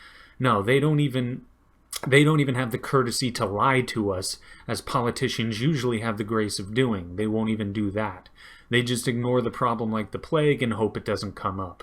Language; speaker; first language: English; native; English